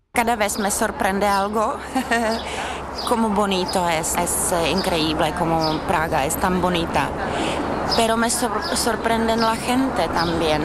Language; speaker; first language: Spanish; non-native, fluent; Czech